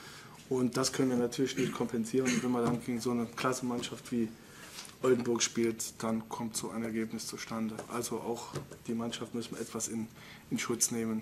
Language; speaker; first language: German; native; German